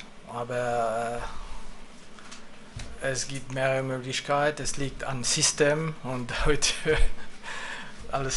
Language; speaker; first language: German; non-native, fluent; French